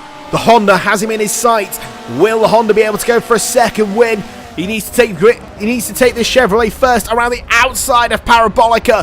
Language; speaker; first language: English; native; English